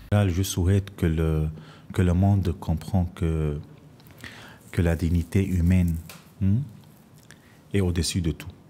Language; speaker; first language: French; non-native, fluent; Arabic